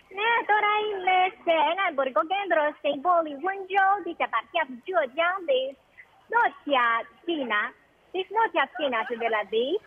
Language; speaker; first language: Greek; non-native, fluent; Chinese